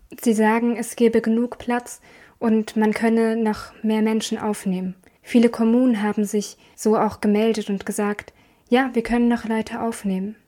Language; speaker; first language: German; native; German